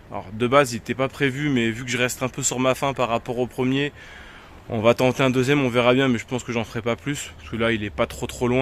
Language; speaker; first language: French; native; French